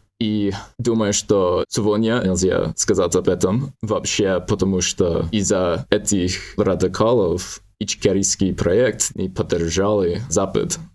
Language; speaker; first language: Russian; non-native, learner; English